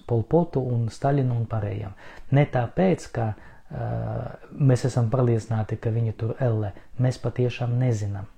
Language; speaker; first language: Latvian; non-native, local second language; Russian